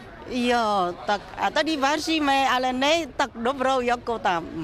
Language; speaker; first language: Czech; non-native, fluent; Vietnamese